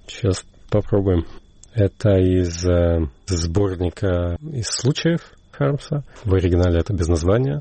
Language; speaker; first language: Russian; native; Russian